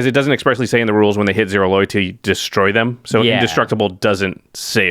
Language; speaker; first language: English; native; English